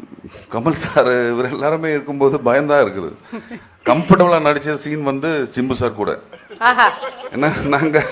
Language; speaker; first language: Tamil; non-native, learner; Malayalam